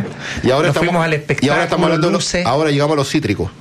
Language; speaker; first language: Spanish; native; Spanish